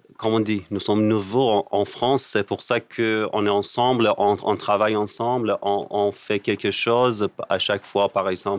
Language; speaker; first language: French; non-native, learner; Persian